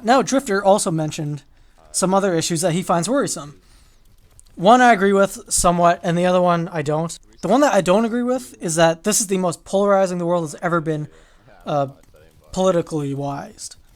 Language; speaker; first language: English; native; English